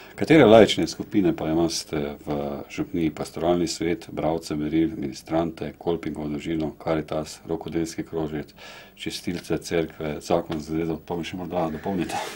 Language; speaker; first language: Slovenian; native; Slovenian